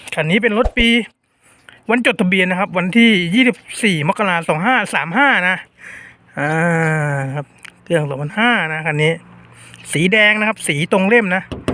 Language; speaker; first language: Thai; native; Thai